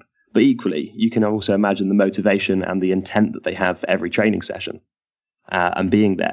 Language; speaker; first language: English; native; English